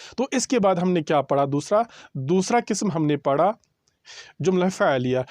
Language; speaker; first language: Urdu; non-native, local second language; Kashmiri